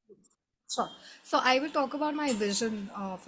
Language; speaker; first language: English; non-native, local second language; Hindi